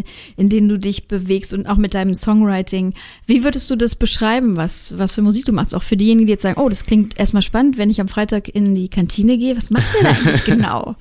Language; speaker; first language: German; native; German